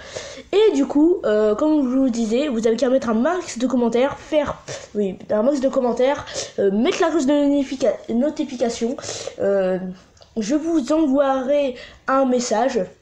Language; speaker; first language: French; native; French